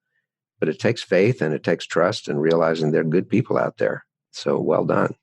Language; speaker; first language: English; native; English